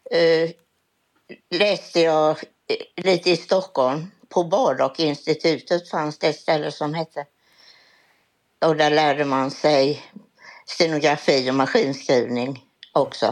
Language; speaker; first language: Swedish; native; Swedish